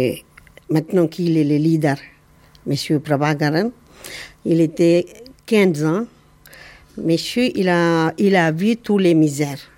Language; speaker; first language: French; non-native, learner; Tamil